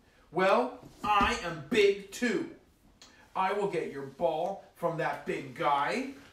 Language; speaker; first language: English; native; English